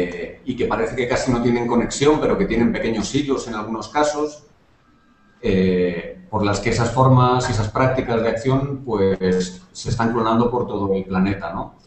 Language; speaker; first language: Spanish; native; Spanish